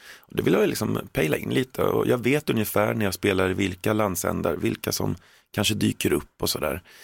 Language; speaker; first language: Swedish; native; Swedish